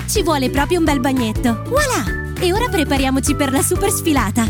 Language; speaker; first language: Italian; native; Italian